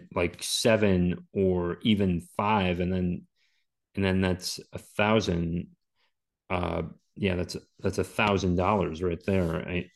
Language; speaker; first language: English; native; English